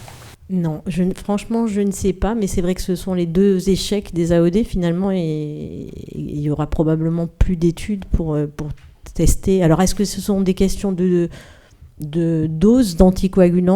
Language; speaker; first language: French; native; French